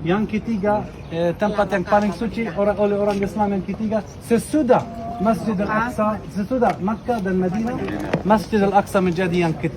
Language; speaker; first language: Indonesian; non-native, fluent; Arabic